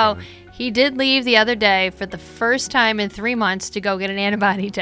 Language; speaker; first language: English; native; English